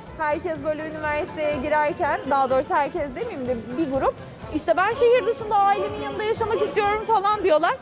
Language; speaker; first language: Turkish; native; Turkish